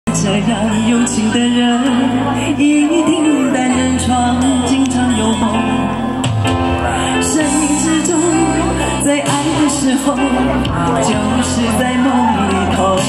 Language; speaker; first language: Chinese; native; Chinese